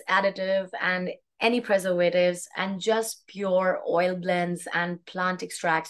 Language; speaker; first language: English; non-native, local second language; Hindi